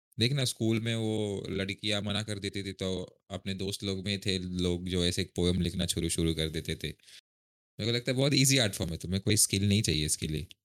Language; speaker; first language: Hindi; non-native, local second language; Marathi